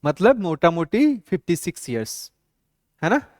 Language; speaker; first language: Hindi; non-native, local second language; Assamese